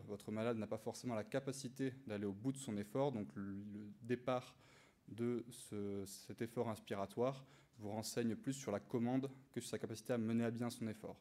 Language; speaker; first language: French; native; French